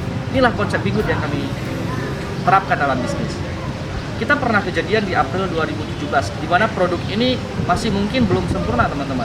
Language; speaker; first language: Indonesian; native; Indonesian